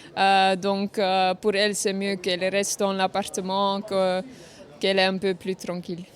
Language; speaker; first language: French; non-native, fluent; Dutch